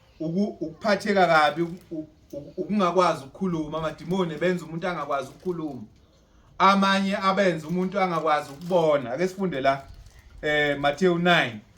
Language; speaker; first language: Zulu; native; Zulu